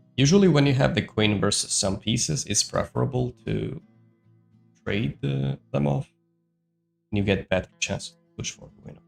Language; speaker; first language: English; non-native, fluent; Georgian